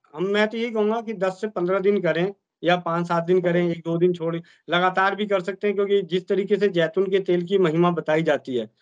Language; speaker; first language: Hindi; native; Hindi